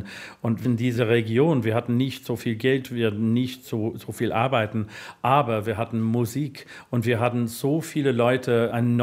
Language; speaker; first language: German; non-native, fluent; English